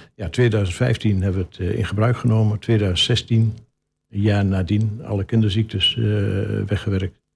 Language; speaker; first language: Dutch; native; Dutch